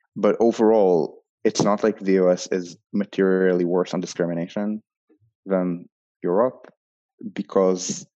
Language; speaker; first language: English; non-native, fluent; Hebrew